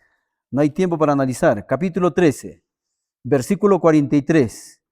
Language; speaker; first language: Spanish; native; Spanish